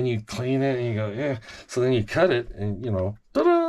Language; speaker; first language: English; native; English